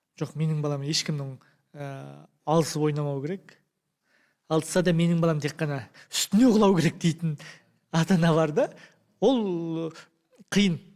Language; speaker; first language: Kazakh; native; Kazakh